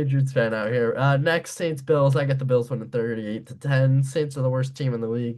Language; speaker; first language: English; native; English